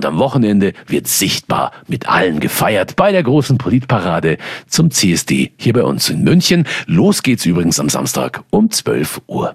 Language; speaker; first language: German; native; German